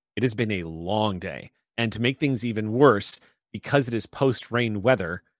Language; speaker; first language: English; native; English